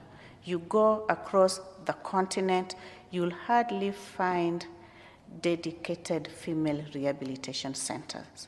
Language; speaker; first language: English; non-native, local second language; Luo (Kenya and Tanzania)